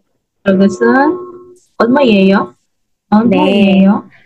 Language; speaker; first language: Korean; non-native, learner; Filipino